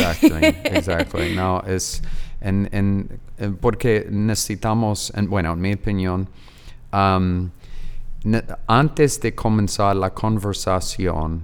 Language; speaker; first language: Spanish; non-native, fluent; English